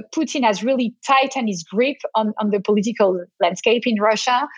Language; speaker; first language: English; non-native, fluent; French